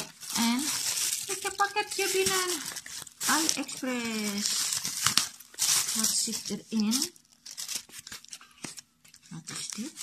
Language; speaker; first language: Dutch; non-native, learner; Indonesian